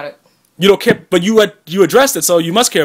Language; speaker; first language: English; native; English